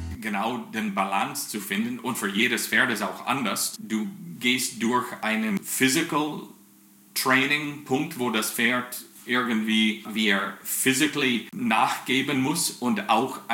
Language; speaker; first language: German; non-native, fluent; English